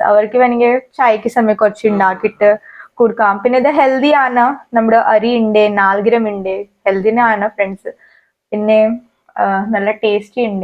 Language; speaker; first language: Malayalam; non-native, learner; Hindi